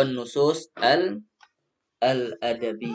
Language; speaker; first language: Arabic; non-native, fluent; Indonesian